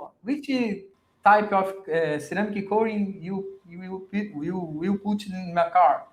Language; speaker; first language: English; non-native, learner; Portuguese